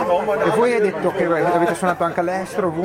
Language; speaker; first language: Italian; native; Italian